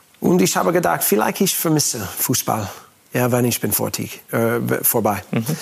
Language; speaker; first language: German; non-native, learner; English